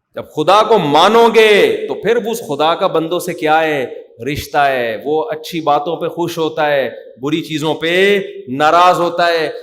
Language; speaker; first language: Urdu; native; Urdu